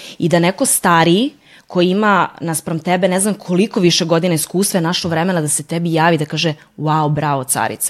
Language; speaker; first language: Serbian; early bilingual, heritage; Serbian